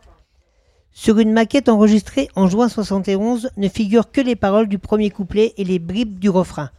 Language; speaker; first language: French; native; French